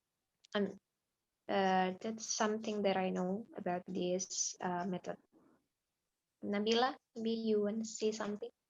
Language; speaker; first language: English; non-native, learner; Indonesian